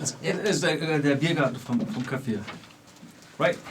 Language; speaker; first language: German; native; German